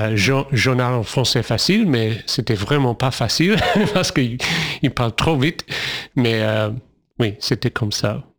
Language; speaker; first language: French; non-native, fluent; English